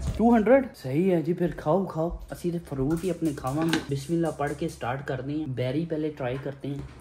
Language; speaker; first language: Urdu; non-native, local second language; Punjabi